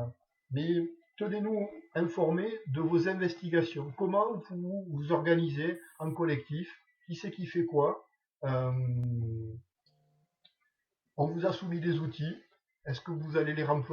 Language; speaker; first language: French; native; French